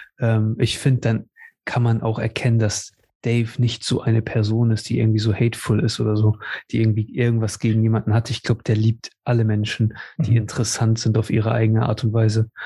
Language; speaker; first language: German; native; German